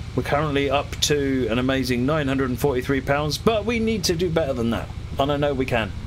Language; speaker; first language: English; native; English